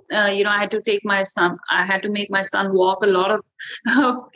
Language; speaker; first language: English; non-native, local second language; Hindi